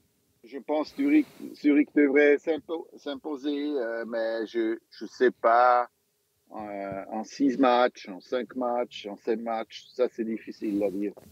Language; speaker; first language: French; non-native, local second language; German